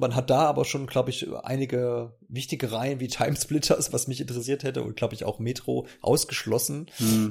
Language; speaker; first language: German; native; German